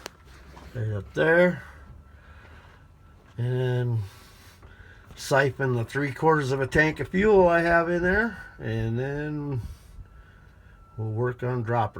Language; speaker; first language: English; native; English